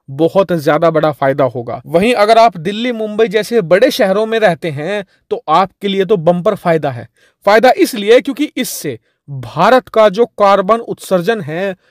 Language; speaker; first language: Hindi; native; Hindi